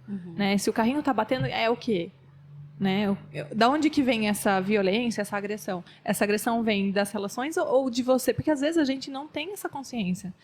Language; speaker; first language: Portuguese; native; Portuguese